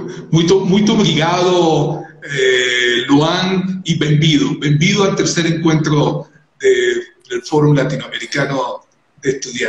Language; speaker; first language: Portuguese; non-native, learner; Spanish